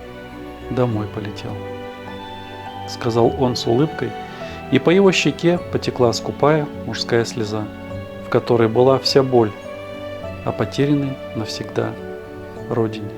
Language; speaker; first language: Russian; native; Russian